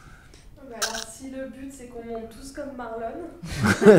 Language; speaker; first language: French; native; French